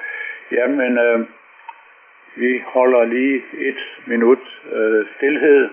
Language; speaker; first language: Danish; native; Danish